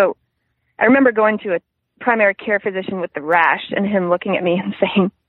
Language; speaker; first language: English; native; English